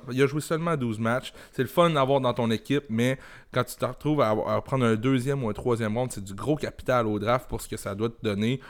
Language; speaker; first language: French; native; French